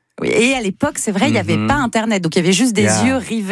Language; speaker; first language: French; native; French